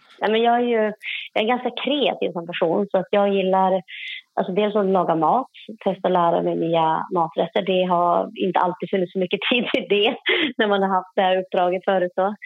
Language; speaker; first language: Swedish; native; Swedish